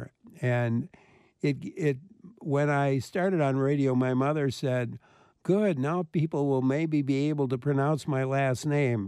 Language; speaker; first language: English; native; English